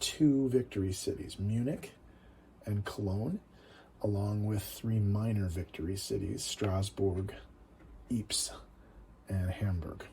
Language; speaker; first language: English; native; English